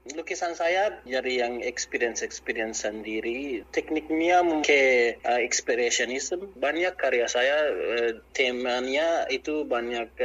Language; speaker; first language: Indonesian; non-native, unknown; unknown